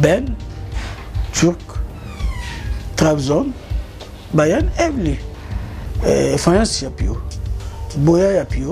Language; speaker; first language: Turkish; non-native, learner; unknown